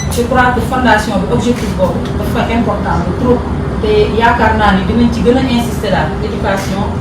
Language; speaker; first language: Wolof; non-native, local second language; Fula